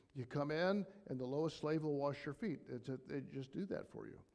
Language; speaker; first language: English; native; English